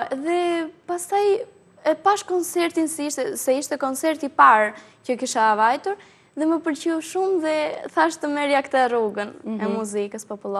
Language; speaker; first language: Albanian; early bilingual, heritage; Albanian